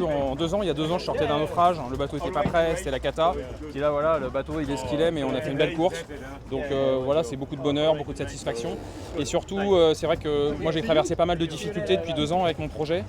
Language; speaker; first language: French; native; French